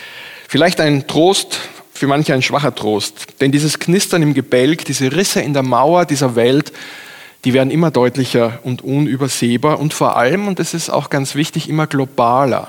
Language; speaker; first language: German; native; German